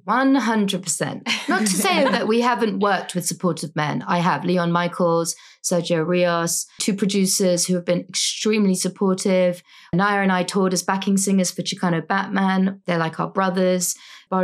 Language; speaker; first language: English; native; English